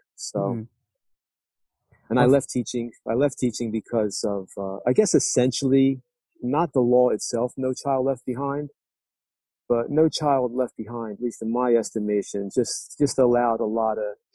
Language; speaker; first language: English; native; English